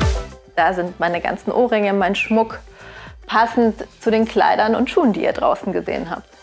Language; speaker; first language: German; native; German